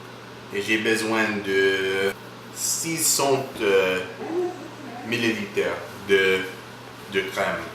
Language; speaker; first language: French; non-native, learner; English